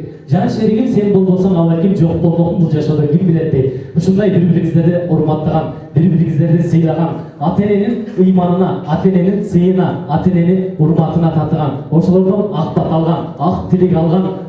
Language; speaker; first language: Kyrgyz; native; Kyrgyz